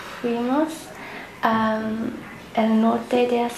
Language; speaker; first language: Spanish; non-native, learner; English